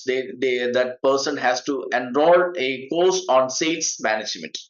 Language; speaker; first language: English; non-native, local second language; Malayalam